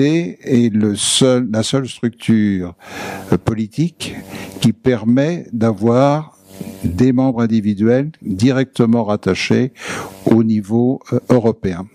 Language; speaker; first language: French; native; French